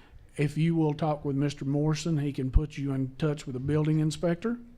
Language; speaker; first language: English; native; English